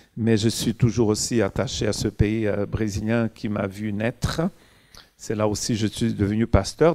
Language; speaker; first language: French; non-native, fluent; Portuguese